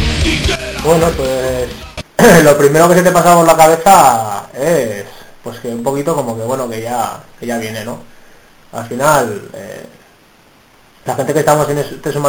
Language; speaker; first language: Spanish; native; Spanish